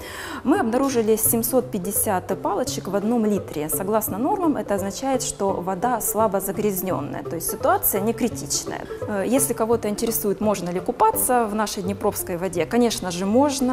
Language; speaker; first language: Russian; native; Russian